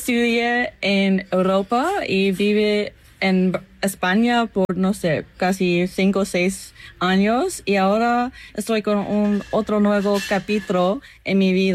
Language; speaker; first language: Spanish; non-native, fluent; English